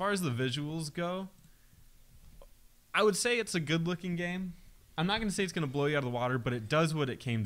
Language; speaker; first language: English; native; English